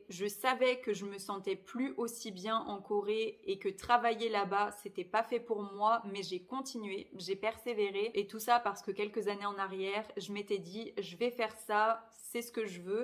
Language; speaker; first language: French; native; French